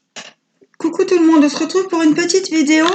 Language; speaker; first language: French; native; French